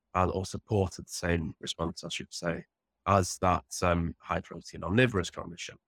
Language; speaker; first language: English; native; English